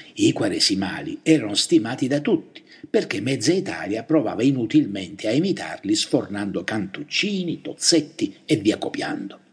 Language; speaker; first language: Italian; native; Italian